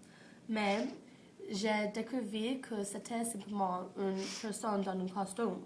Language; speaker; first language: French; non-native, learner; English